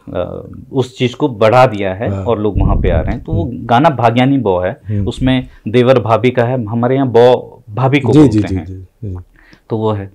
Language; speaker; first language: Hindi; native; Hindi